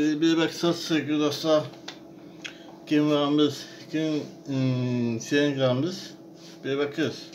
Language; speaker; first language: Turkish; non-native, learner; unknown